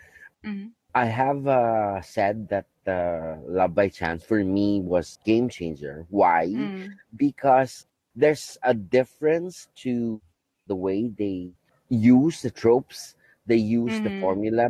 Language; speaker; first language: English; non-native, local second language; Filipino